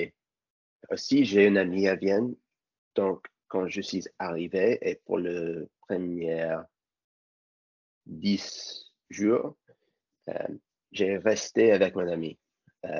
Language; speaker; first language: French; non-native, learner; English